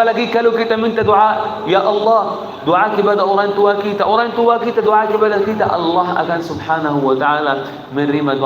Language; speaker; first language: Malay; non-native, fluent; Arabic